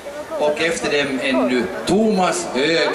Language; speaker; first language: Swedish; native; Swedish